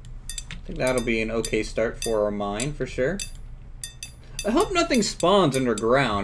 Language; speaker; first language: English; native; English